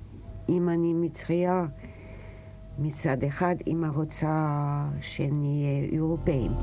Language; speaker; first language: Hebrew; non-native, fluent; French